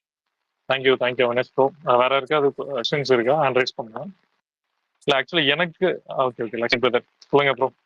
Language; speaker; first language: Tamil; native; Tamil